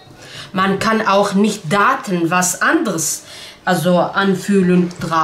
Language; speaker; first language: German; non-native, learner; Turkish